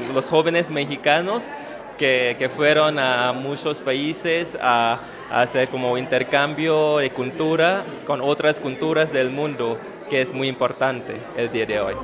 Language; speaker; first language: Spanish; non-native, fluent; Thai